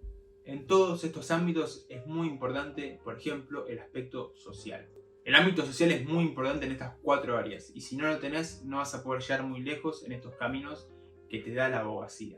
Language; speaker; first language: Spanish; native; Spanish